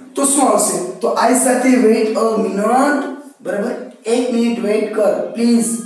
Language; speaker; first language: English; non-native, local second language; Gujarati